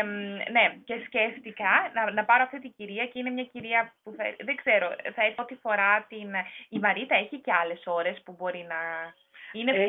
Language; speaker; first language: Greek; non-native, learner; German